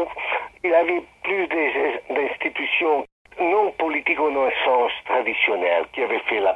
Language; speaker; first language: French; non-native, fluent; Spanish